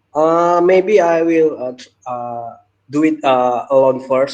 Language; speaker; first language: English; non-native, learner; Indonesian